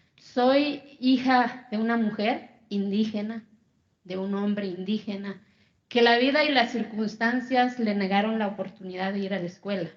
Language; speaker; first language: Spanish; non-native, local second language; Zapotec